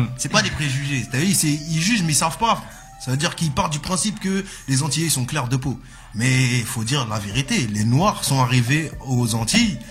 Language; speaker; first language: French; native; French